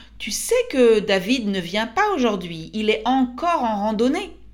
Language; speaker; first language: French; native; French